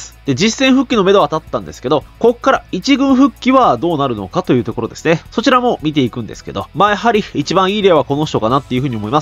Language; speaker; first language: Japanese; native; Japanese